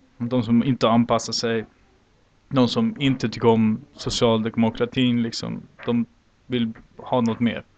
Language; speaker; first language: Swedish; native; Swedish